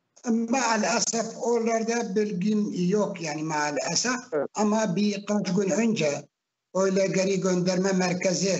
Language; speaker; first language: Turkish; non-native, fluent; Arabic